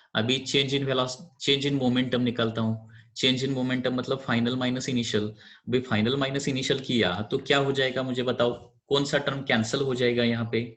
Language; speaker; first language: Hindi; non-native, local second language; Marathi